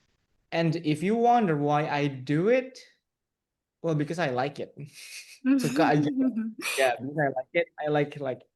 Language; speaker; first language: English; non-native, fluent; Indonesian